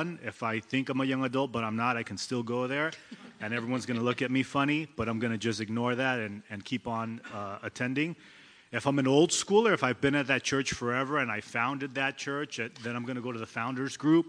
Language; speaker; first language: English; early bilingual, other home language; Spanish